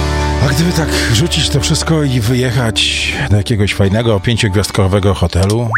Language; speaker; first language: Polish; native; Polish